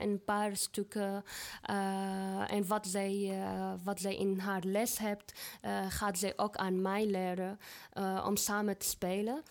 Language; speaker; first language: Dutch; non-native, learner; Arabic